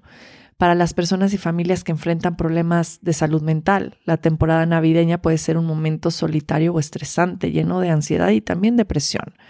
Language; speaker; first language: Spanish; native; Spanish